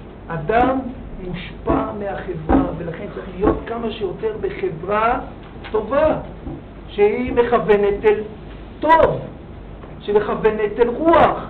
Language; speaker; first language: Hebrew; native; Hebrew